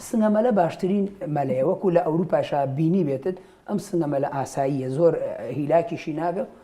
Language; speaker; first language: Central Kurdish; native; Central Kurdish